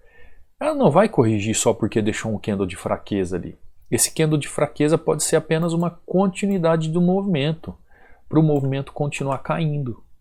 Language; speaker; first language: Portuguese; native; Portuguese